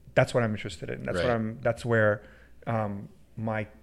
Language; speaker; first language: English; early bilingual, other home language; Persian